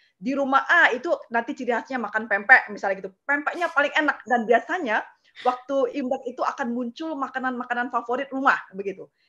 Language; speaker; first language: Indonesian; native; Indonesian